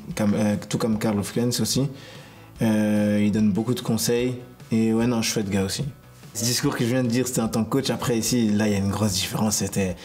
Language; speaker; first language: French; native; French